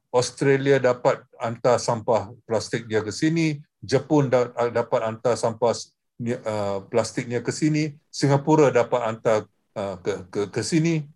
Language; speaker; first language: Malay; non-native, local second language; English